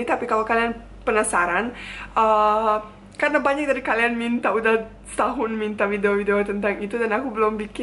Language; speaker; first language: Indonesian; non-native, fluent; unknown